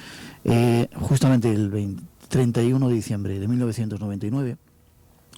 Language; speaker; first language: Spanish; native; Spanish